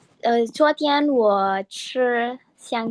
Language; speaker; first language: Chinese; non-native, learner; Indonesian